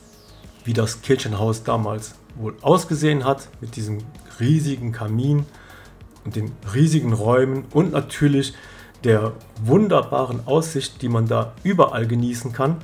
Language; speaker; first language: German; native; German